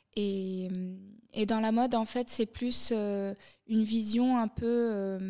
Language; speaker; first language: French; non-native, local second language; Arabic